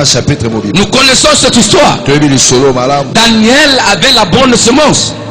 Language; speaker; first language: French; non-native, local second language; Lingala